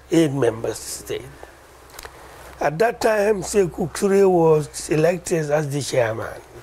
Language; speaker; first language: English; non-native, local second language; Wolof